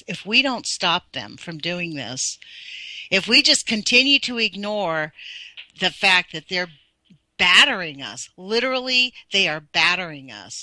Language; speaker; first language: English; native; English